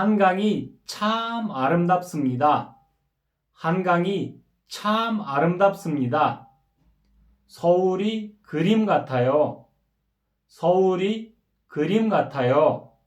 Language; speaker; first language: Korean; non-native, fluent; Kyrgyz